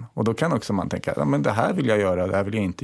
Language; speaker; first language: Swedish; native; Swedish